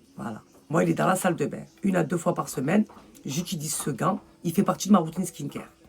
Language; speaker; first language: French; early bilingual, other home language; Arabic